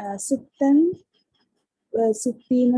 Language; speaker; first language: Arabic; non-native, learner; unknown